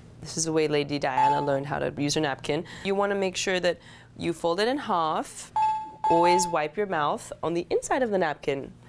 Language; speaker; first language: English; early bilingual, other home language; Chinese